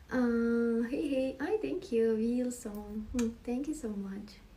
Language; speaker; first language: Spanish; non-native, fluent; Ukrainian